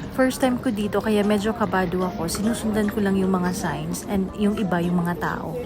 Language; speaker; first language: Filipino; non-native, local second language; Cebuano